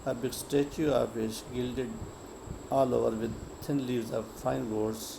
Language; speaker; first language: English; non-native, local second language; Urdu